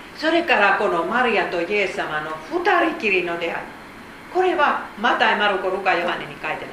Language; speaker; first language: Japanese; non-native, fluent; Finnish